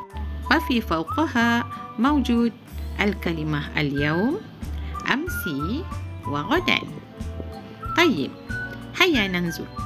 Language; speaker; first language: Arabic; non-native, fluent; Malay